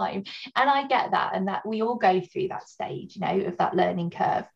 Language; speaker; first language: English; native; English